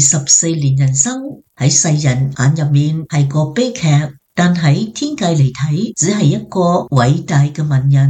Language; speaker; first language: Chinese; native; Chinese